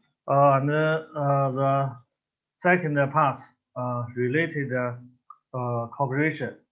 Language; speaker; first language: English; non-native, learner; Chinese